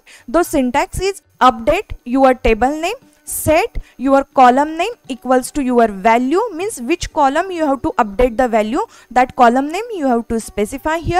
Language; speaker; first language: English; non-native, local second language; Marathi